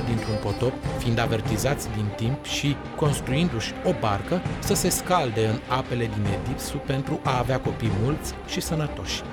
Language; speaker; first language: Romanian; native; Romanian